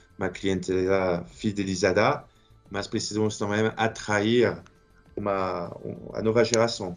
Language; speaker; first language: Portuguese; non-native, fluent; French